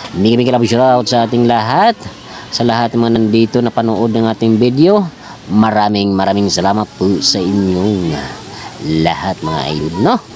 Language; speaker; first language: Filipino; non-native, local second language; Cebuano